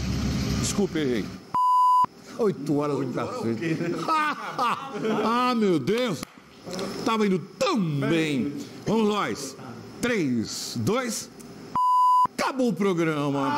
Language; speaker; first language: Portuguese; native; Portuguese